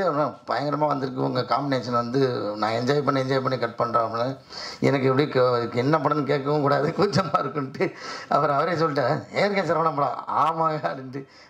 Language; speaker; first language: Tamil; native; Tamil